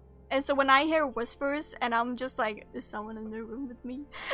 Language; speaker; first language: English; non-native, fluent; Swedish